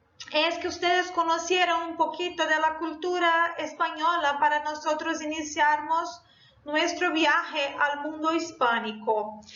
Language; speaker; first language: Spanish; non-native, fluent; Portuguese